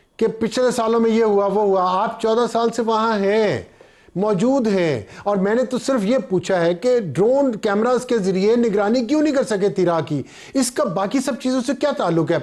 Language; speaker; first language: Urdu; native; Urdu